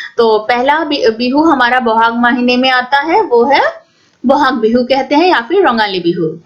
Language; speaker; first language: Hindi; non-native, local second language; Assamese